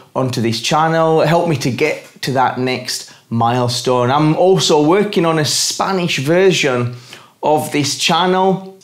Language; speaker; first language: English; native; English